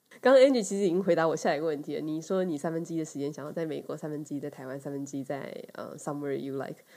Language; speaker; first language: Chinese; native; Chinese